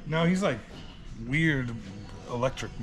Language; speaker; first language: English; native; English